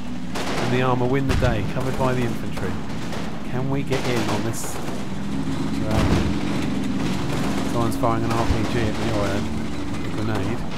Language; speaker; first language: English; native; English